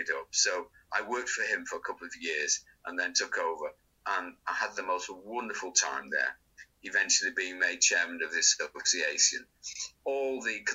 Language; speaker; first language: English; native; English